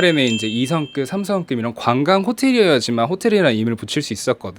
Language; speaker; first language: Korean; native; Korean